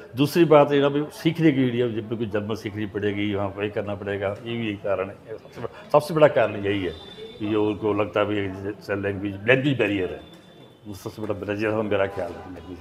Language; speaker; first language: Hindi; non-native, local second language; Punjabi